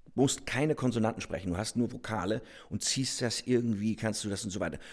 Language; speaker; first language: German; native; German